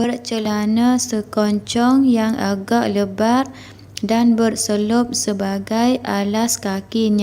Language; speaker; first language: Indonesian; non-native, learner; Thai